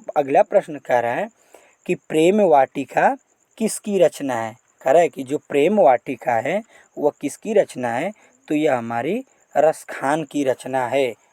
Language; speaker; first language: Hindi; native; Hindi